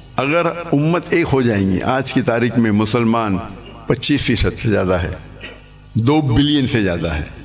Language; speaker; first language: Urdu; non-native, local second language; English